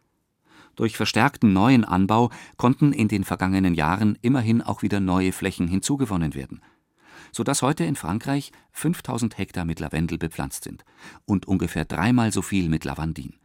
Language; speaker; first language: German; native; German